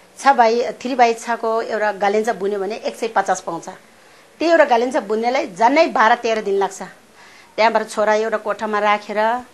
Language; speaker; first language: Nepali; non-native, local second language; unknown